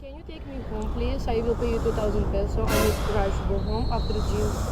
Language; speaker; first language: English; non-native, learner; Russian